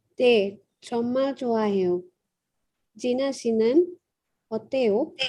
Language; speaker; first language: Korean; non-native, learner; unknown